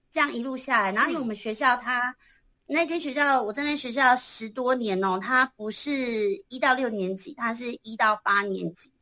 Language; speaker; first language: Chinese; native; Chinese